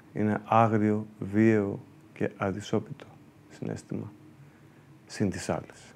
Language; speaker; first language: Greek; early bilingual, heritage; Greek